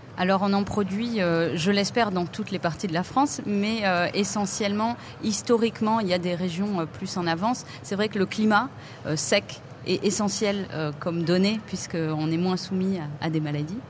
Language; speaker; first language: French; native; French